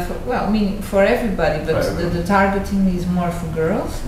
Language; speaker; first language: English; non-native, local second language; Portuguese